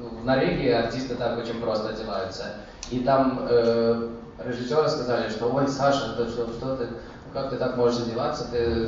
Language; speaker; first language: Russian; early bilingual, heritage; Russian